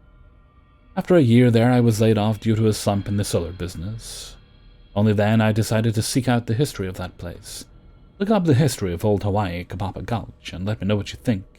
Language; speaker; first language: English; native; English